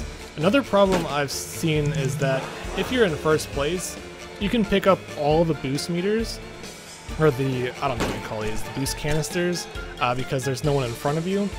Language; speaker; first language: English; native; English